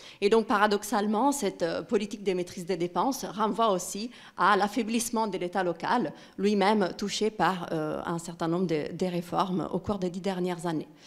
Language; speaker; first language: French; non-native, fluent; Italian